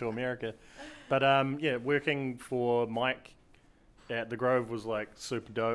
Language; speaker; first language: English; native; English